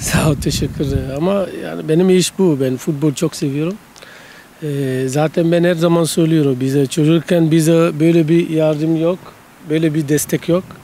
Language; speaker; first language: Turkish; non-native, learner; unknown